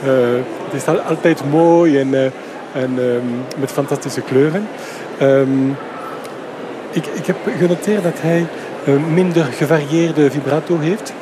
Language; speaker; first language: Dutch; non-native, local second language; French